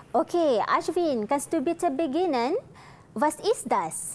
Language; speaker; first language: German; non-native, fluent; Malay